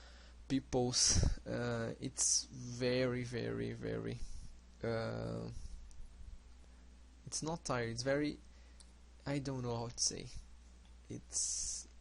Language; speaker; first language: English; non-native, learner; Portuguese